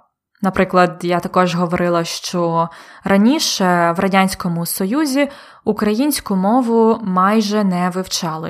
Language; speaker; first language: Ukrainian; native; Ukrainian